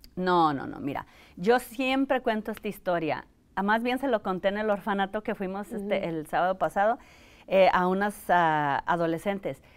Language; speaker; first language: Spanish; early bilingual, heritage; Spanish